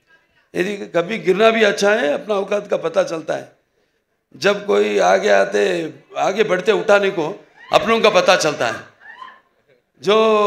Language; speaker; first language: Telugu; native; Telugu